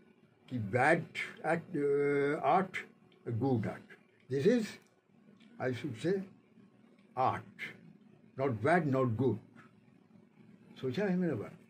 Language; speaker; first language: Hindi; non-native, local second language; Bangla